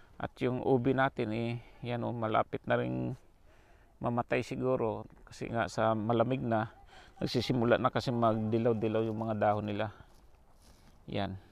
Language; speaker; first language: Filipino; non-native, local second language; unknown